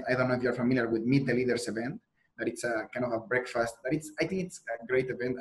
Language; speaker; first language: English; non-native, fluent; Spanish